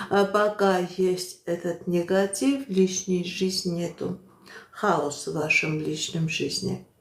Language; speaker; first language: Russian; non-native, fluent; Armenian